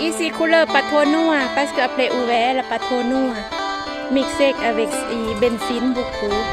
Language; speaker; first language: French; non-native, learner; Thai